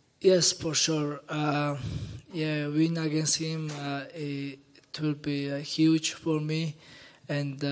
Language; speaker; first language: English; non-native, learner; Georgian